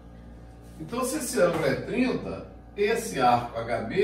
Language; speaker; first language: Portuguese; native; Portuguese